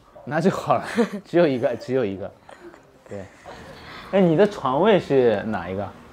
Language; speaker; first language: Chinese; non-native, fluent; Japanese